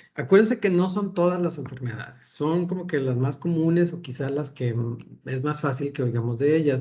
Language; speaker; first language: Spanish; native; Spanish